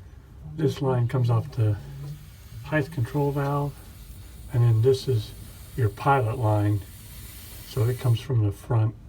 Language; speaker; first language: English; native; English